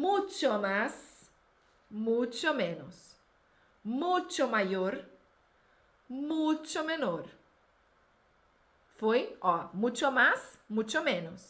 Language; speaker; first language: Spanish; non-native, fluent; Portuguese